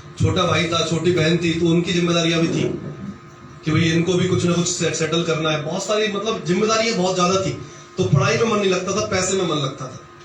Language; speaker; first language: Hindi; native; Hindi